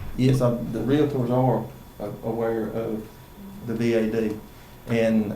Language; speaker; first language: English; native; English